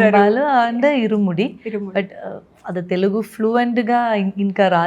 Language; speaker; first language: Telugu; non-native, learner; Malayalam